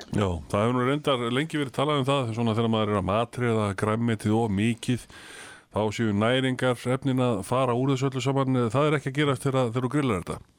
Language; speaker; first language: Icelandic; native; Icelandic